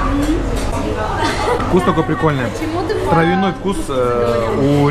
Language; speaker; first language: Russian; native; Russian